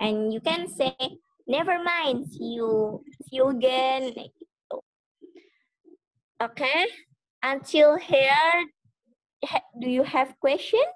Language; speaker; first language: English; non-native, learner; Indonesian